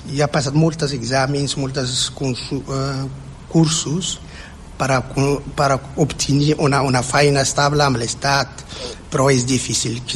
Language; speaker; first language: Catalan; non-native, learner; Central Atlas Tamazight